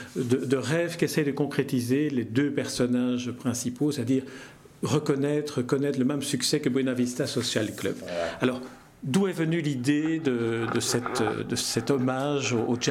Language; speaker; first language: French; native; French